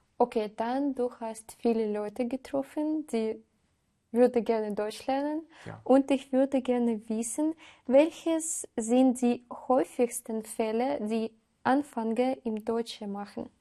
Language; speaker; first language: German; non-native, learner; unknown